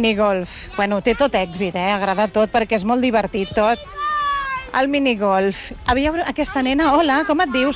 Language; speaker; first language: Catalan; native; Catalan